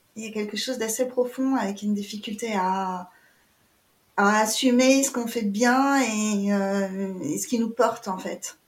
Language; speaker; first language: French; native; French